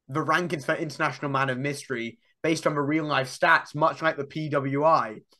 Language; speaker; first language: English; native; English